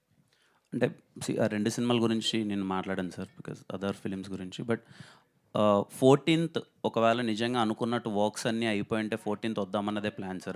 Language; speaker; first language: Telugu; native; Telugu